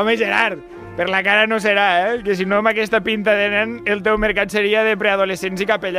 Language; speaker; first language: Catalan; native; Catalan